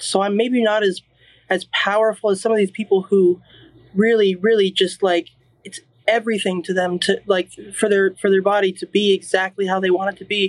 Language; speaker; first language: English; native; English